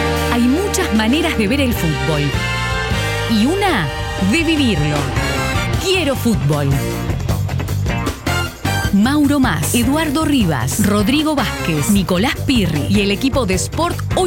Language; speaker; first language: Spanish; native; Spanish